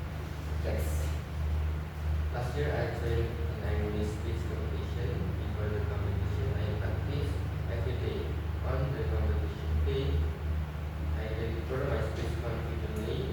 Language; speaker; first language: English; non-native, learner; Indonesian